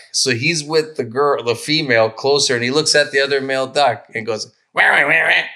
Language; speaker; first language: English; native; English